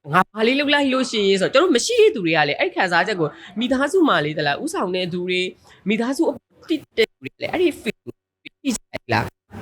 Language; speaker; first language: Burmese; native; Burmese